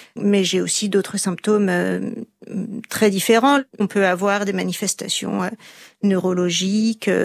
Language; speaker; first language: French; native; French